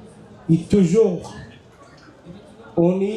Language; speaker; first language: French; non-native, learner; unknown